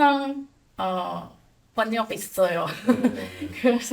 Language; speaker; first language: Korean; non-native, fluent; Croatian